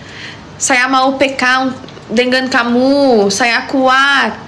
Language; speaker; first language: Indonesian; non-native, learner; Portuguese